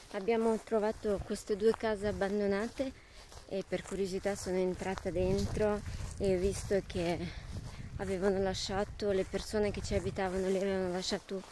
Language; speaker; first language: Italian; non-native, fluent; Russian